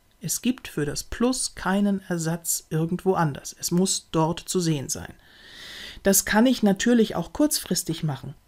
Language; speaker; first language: German; native; German